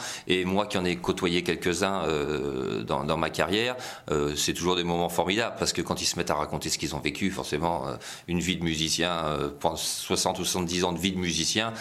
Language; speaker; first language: French; native; French